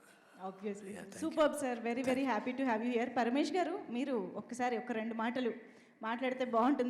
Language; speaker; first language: Telugu; native; Telugu